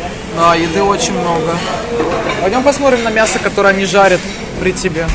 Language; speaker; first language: Russian; native; Russian